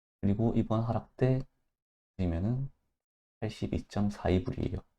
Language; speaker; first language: Korean; native; Korean